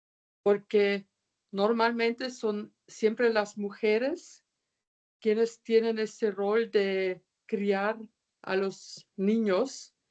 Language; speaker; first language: Spanish; non-native, fluent; German